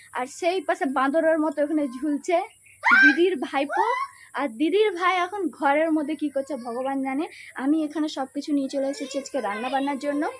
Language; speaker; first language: Bangla; non-native, local second language; Santali